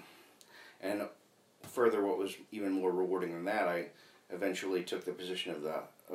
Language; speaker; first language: English; native; English